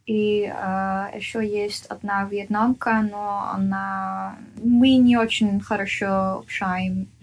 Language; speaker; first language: Russian; non-native, fluent; Dutch